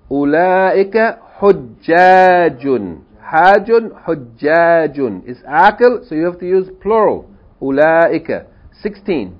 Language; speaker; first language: Arabic; non-native, fluent; English